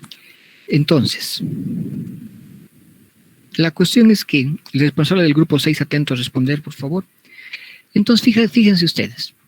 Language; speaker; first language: Spanish; native; Spanish